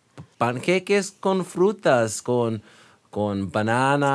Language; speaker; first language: Spanish; non-native, learner; English